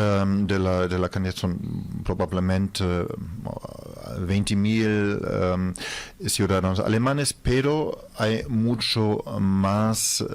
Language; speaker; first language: Spanish; non-native, fluent; German